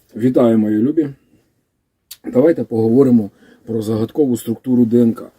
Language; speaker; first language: Ukrainian; native; Ukrainian